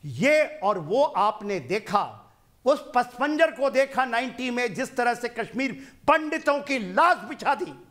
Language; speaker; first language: Hindi; non-native, local second language; Punjabi